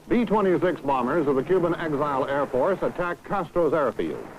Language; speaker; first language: English; native; English